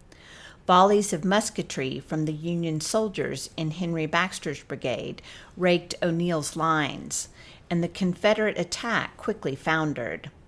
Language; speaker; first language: English; native; English